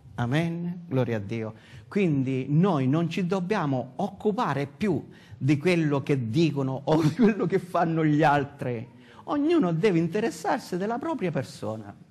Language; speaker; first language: Italian; native; Italian